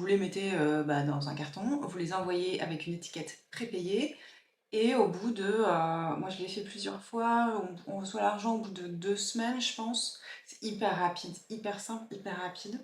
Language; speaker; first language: French; native; French